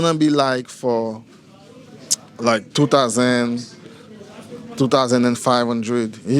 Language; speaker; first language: English; non-native, learner; Haitian Creole